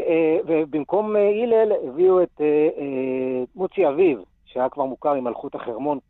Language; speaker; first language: Hebrew; native; Hebrew